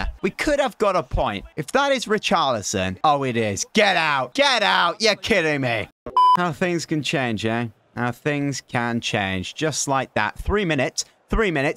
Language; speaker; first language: English; native; English